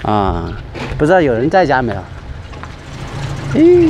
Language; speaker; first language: Chinese; native; Chinese